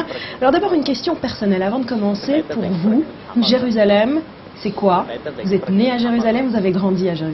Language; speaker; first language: French; native; French